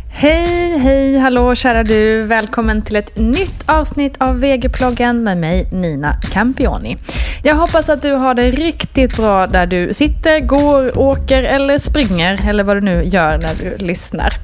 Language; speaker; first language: Swedish; native; Swedish